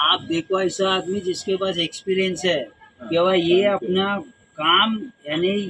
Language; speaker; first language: Hindi; non-native, local second language; Marathi